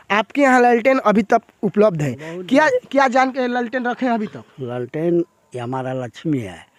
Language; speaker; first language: Hindi; native; Hindi